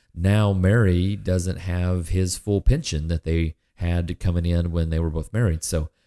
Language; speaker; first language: English; native; English